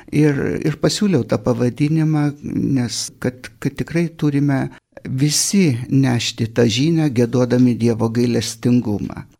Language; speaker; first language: Lithuanian; native; Lithuanian